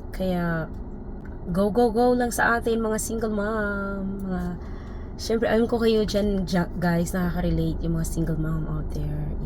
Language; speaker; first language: Filipino; native; Filipino